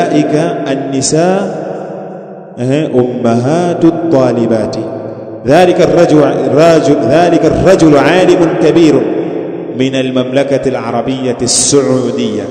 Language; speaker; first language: Arabic; non-native, fluent; Swahili